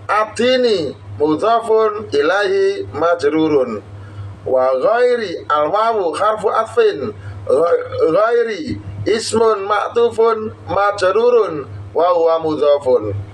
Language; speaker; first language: Arabic; non-native, fluent; Javanese